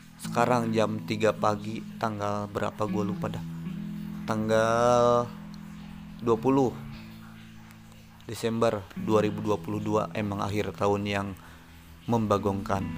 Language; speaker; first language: Indonesian; native; Indonesian